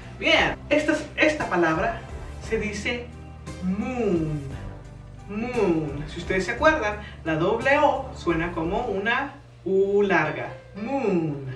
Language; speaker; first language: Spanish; native; Spanish